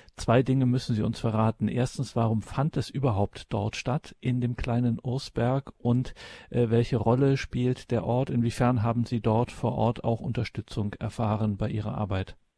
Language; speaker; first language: German; native; German